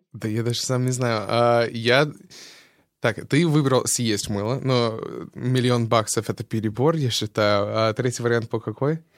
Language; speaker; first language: Russian; non-native, fluent; English